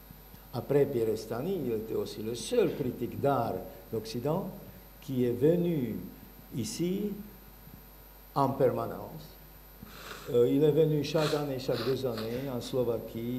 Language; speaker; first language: French; non-native, learner; Bulgarian